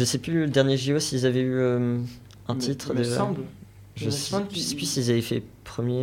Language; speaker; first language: French; native; French